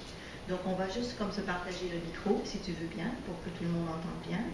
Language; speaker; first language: French; native; French